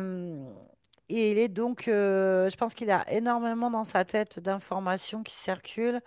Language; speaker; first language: French; native; French